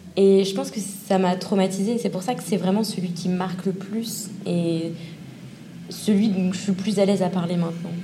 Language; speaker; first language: French; native; French